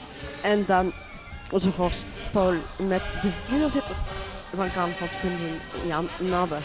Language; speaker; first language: Dutch; native; Dutch